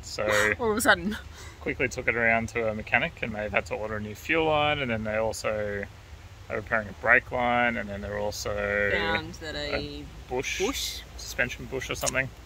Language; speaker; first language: English; native; English